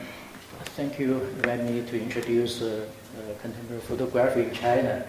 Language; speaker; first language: English; non-native, fluent; Chinese